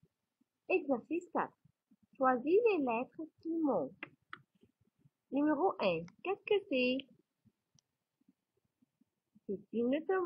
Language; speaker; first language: French; non-native, fluent; Arabic